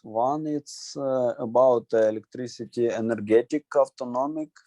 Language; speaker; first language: English; non-native, learner; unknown